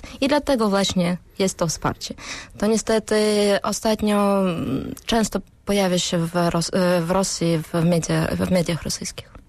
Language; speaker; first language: Polish; non-native, fluent; Russian